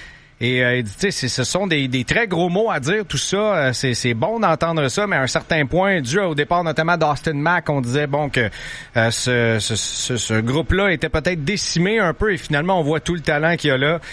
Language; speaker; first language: French; native; French